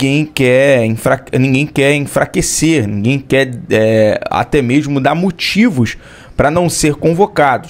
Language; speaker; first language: Portuguese; native; Portuguese